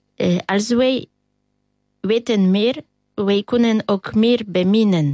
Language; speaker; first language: Dutch; non-native, learner; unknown